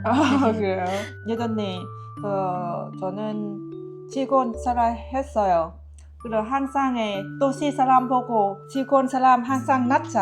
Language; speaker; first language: Korean; non-native, learner; Lao